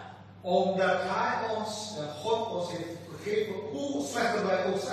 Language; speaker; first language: Dutch; non-native, fluent; Indonesian